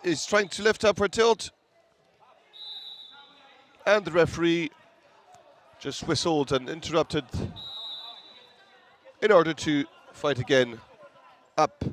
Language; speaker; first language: English; non-native, fluent; French